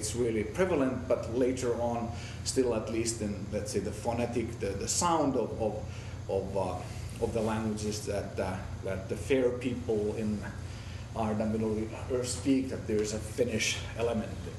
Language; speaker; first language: English; non-native, fluent; Finnish